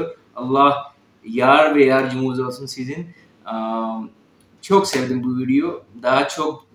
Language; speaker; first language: Turkish; non-native, fluent; Urdu